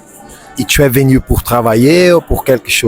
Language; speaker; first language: French; non-native, fluent; Portuguese